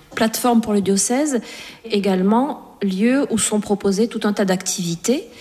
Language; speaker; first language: French; native; French